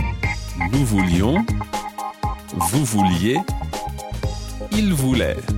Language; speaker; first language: French; non-native, fluent; English